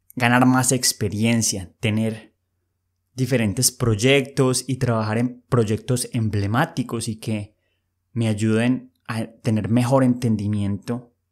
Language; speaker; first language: Spanish; native; Spanish